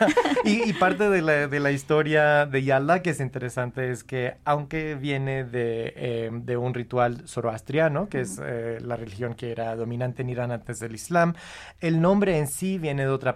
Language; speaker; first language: Spanish; early bilingual, heritage; Spanish